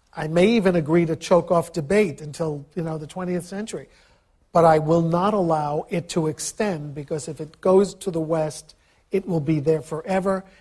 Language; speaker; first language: English; early bilingual, other home language; Ukrainian